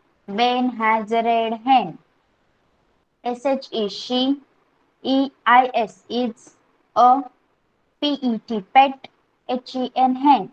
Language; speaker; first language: English; non-native, local second language; Marathi